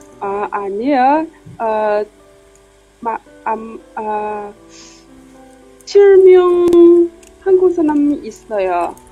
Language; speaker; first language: Korean; non-native, learner; Chinese